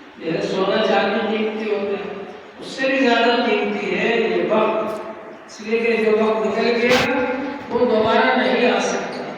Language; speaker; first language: Urdu; native; Urdu